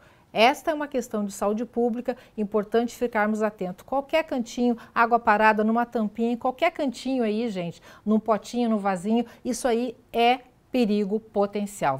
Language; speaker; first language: Portuguese; native; Portuguese